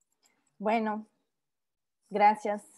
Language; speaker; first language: Spanish; non-native, learner; Portuguese